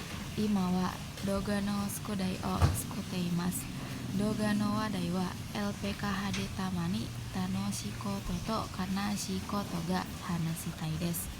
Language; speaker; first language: Japanese; non-native, learner; Indonesian